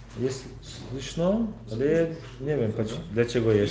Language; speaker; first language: Polish; non-native, learner; Turkmen